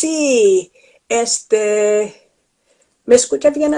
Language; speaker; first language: Spanish; non-native, fluent; English